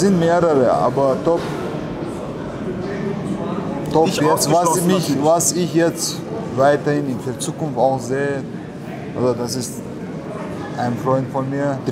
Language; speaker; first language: German; non-native, learner; Chechen